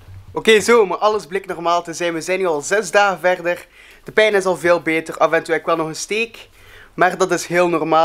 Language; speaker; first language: Dutch; native; Dutch